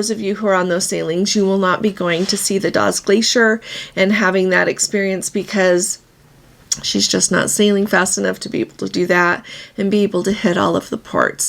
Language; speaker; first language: English; native; English